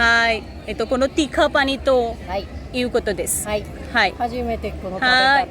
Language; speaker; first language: Japanese; non-native, learner; Marathi